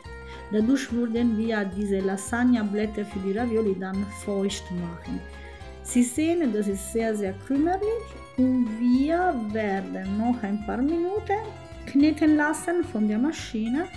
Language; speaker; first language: German; non-native, fluent; Italian